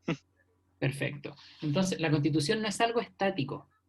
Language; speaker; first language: Spanish; native; Spanish